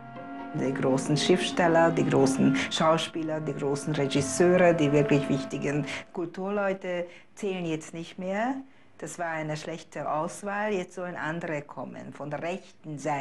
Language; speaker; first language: German; non-native, fluent; Hungarian